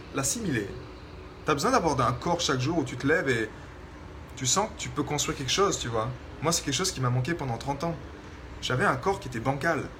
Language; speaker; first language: French; native; French